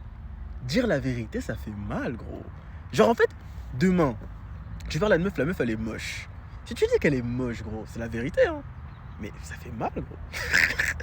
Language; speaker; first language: French; native; French